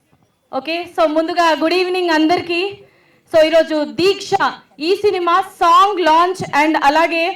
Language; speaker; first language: Telugu; native; Telugu